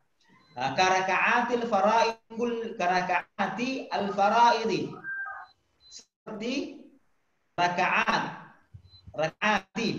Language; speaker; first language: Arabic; non-native, fluent; Indonesian